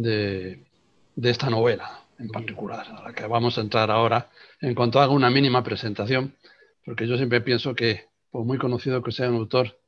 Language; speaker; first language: Spanish; native; Spanish